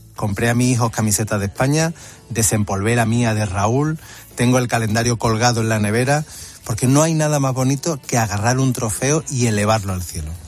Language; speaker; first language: Spanish; native; Spanish